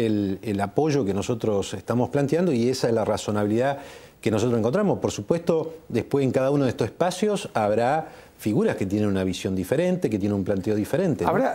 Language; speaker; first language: Spanish; native; Spanish